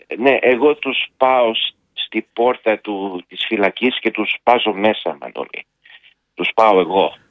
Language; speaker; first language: Greek; early bilingual, heritage; Greek